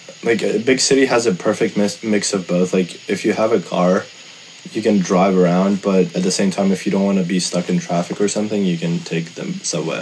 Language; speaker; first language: English; non-native, fluent; Russian